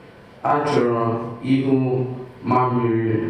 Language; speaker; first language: Igbo; non-native, learner; English